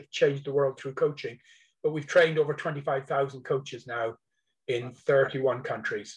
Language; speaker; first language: English; native; English